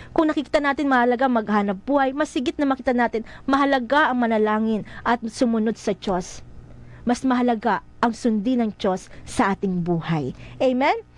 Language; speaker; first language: Filipino; native; Filipino